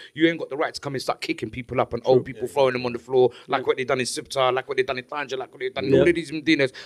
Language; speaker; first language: English; native; English